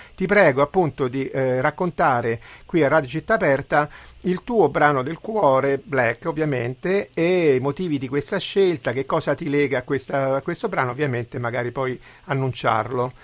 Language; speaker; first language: Italian; native; Italian